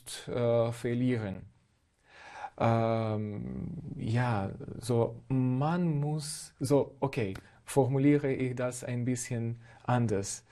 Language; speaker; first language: German; non-native, fluent; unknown